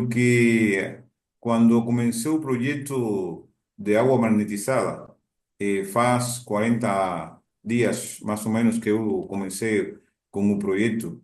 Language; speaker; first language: Portuguese; non-native, learner; Spanish